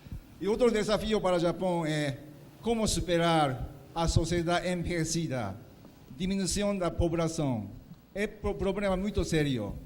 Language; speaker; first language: Portuguese; non-native, fluent; Japanese